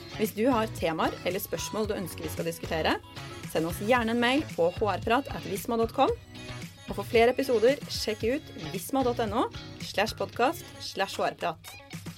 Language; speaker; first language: Norwegian; native; Norwegian